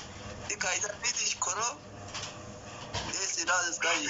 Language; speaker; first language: Russian; non-native, learner; Persian